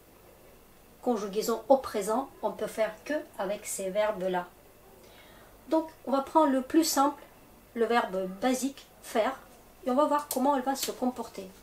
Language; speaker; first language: French; non-native, fluent; Russian